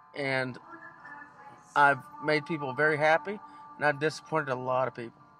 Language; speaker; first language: English; native; English